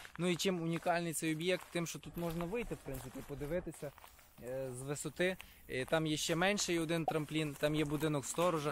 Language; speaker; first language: Ukrainian; native; Ukrainian